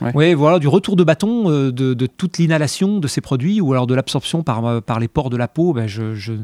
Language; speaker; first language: French; native; French